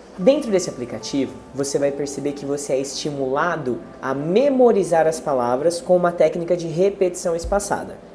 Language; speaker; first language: Portuguese; native; Portuguese